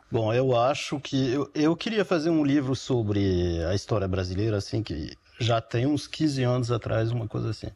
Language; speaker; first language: Portuguese; early bilingual, heritage; French